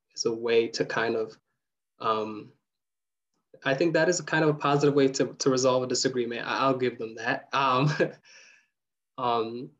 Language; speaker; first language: English; early bilingual, other home language; Somali